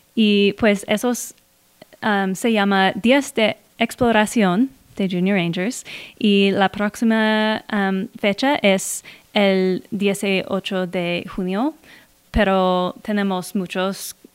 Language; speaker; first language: Spanish; non-native, learner; English